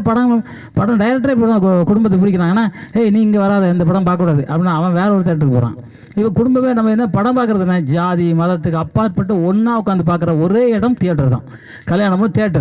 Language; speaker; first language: Tamil; native; Tamil